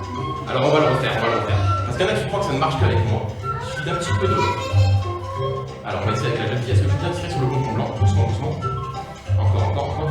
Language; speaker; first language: French; native; French